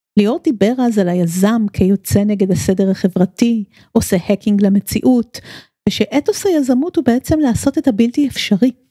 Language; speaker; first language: Hebrew; native; Hebrew